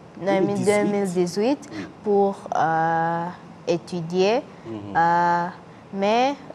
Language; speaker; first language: French; non-native, learner; English